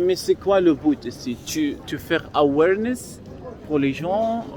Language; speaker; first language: French; non-native, learner; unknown